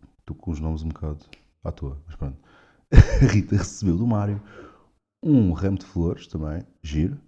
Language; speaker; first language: Portuguese; native; Portuguese